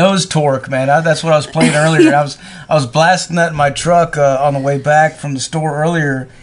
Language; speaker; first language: English; native; English